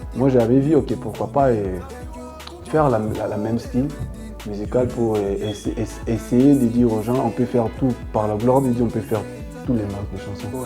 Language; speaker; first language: French; non-native, local second language; Lingala